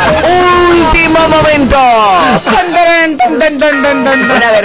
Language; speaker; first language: Spanish; native; Spanish